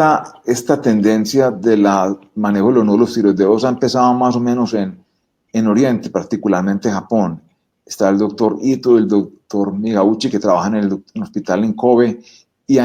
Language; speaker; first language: Spanish; native; Spanish